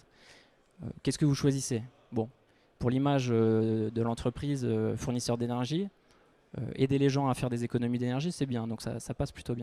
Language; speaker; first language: French; native; French